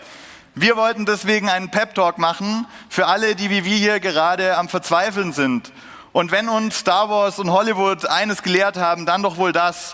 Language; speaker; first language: German; native; German